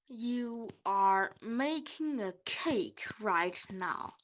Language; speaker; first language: English; non-native, learner; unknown